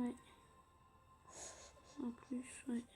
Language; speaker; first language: French; native; French